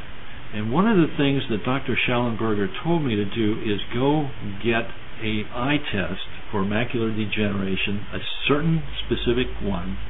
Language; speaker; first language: English; native; English